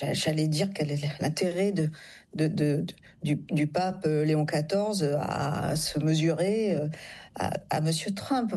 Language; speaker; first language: French; native; French